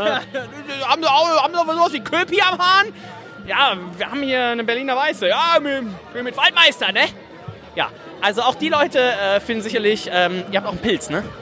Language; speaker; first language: German; native; German